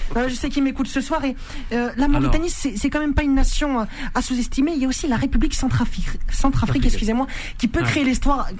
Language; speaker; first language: French; native; French